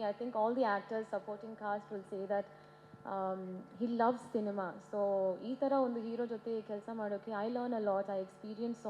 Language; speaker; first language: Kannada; non-native, learner; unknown